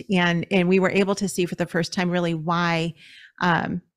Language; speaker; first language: English; native; English